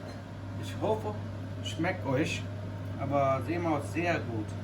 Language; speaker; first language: German; non-native, learner; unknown